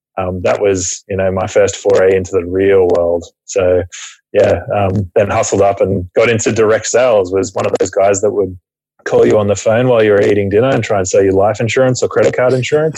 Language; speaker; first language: English; native; English